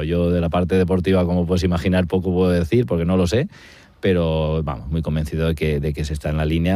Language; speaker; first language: Spanish; native; Spanish